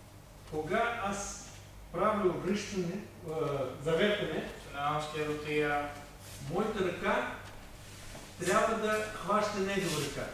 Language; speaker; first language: Bulgarian; non-native, learner; Russian